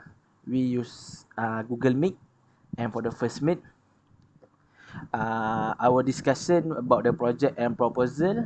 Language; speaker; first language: English; non-native, learner; Malay